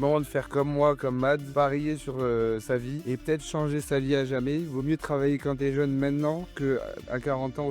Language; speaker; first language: French; native; French